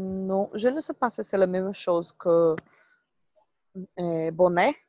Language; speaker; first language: French; non-native, learner; Portuguese